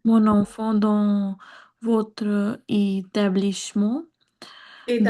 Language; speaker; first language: French; non-native, learner; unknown